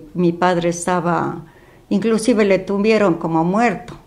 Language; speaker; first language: Spanish; native; Spanish